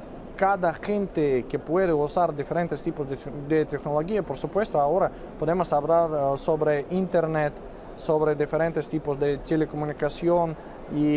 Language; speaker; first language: Spanish; non-native, fluent; Russian